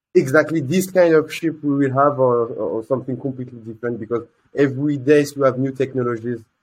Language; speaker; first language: English; non-native, learner; French